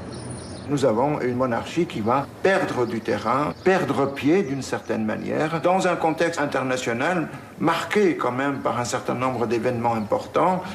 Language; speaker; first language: French; native; French